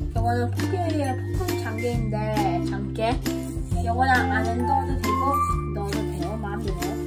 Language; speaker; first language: Korean; early bilingual, other home language; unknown